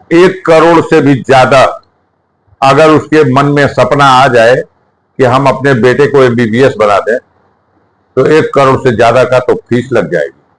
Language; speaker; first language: Hindi; native; Hindi